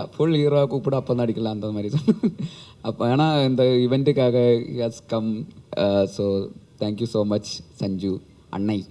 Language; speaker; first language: Tamil; non-native, learner; Malayalam